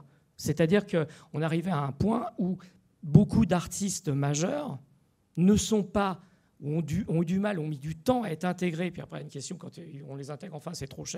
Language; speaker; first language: French; native; French